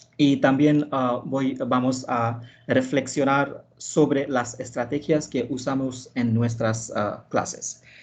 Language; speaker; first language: Spanish; non-native, fluent; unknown